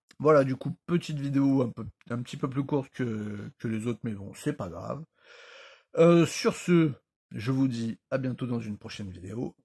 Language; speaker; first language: French; native; French